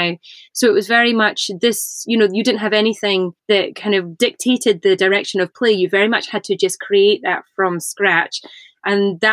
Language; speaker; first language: English; native; English